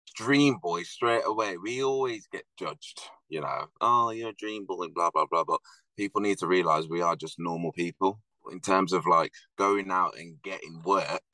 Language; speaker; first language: English; native; English